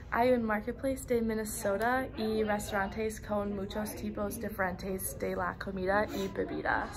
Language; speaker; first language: Spanish; non-native, learner; English